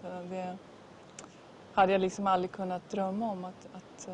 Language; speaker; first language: Swedish; native; Swedish